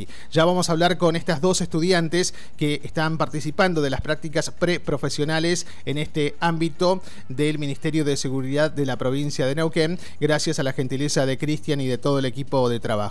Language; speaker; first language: Spanish; native; Spanish